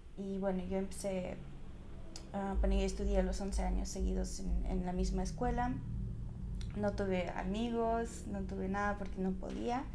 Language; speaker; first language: Spanish; non-native, fluent; Russian